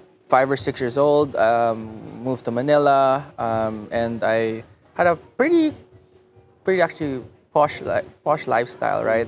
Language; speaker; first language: English; non-native, local second language; Filipino